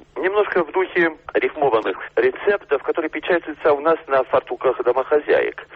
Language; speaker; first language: Russian; non-native, fluent; French